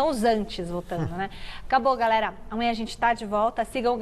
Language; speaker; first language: Portuguese; native; Portuguese